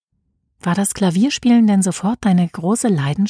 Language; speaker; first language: German; native; German